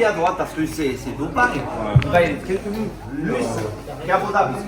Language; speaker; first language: French; non-native, fluent; Arabic